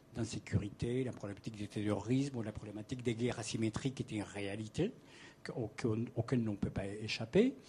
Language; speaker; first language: French; non-native, fluent; Spanish